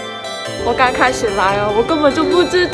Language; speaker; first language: Chinese; non-native, learner; Indonesian